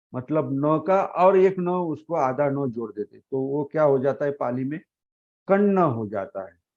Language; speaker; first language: Hindi; non-native, local second language; Marathi